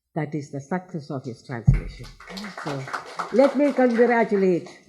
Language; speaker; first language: English; non-native, local second language; Tamil